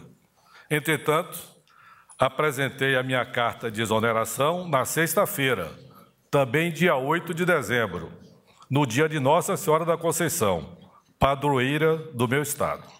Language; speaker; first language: Portuguese; native; Portuguese